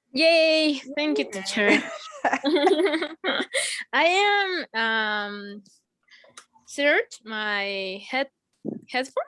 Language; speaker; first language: English; non-native, learner; Spanish